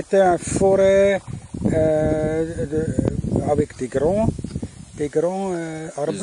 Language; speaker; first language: French; non-native, fluent; German